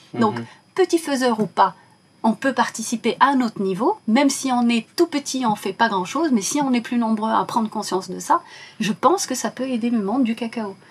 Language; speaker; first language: French; non-native, local second language; Arabic